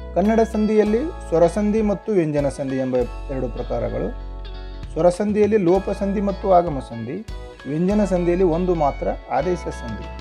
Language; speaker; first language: Kannada; non-native, local second language; Urdu